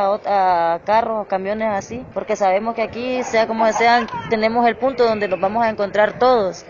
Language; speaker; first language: Spanish; native; Spanish